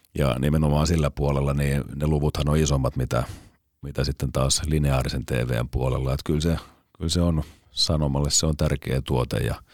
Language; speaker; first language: Finnish; native; Finnish